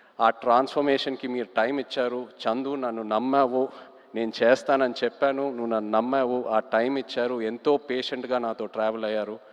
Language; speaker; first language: Telugu; native; Telugu